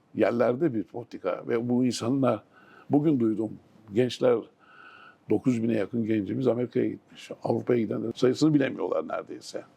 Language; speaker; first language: Turkish; native; Turkish